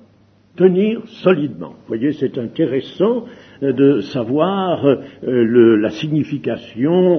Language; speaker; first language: French; native; French